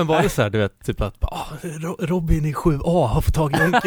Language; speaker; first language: Swedish; native; Swedish